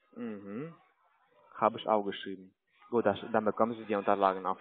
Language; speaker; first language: German; non-native, learner; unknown